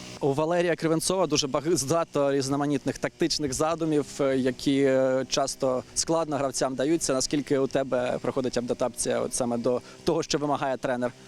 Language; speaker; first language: Ukrainian; native; Ukrainian